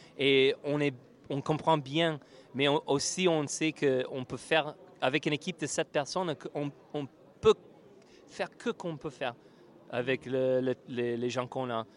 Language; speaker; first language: French; non-native, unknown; English